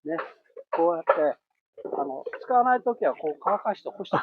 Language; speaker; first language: Japanese; native; Japanese